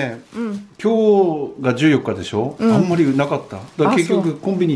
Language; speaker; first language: Japanese; native; Japanese